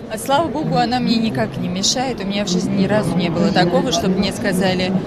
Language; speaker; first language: Russian; non-native, local second language; Armenian